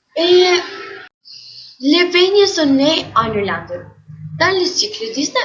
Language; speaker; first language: French; non-native, learner; Spanish